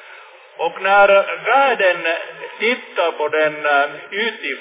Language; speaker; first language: Swedish; non-native, fluent; Finnish